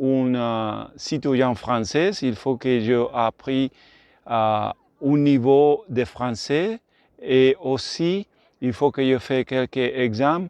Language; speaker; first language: French; non-native, learner; Spanish